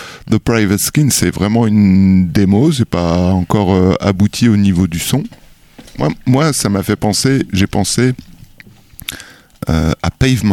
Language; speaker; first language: French; native; French